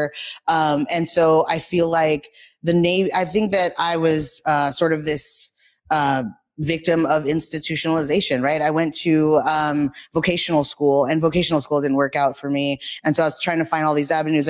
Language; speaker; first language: English; native; English